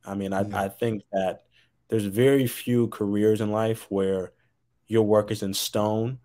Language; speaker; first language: English; native; English